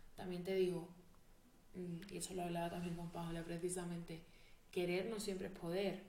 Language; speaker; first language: Spanish; native; Spanish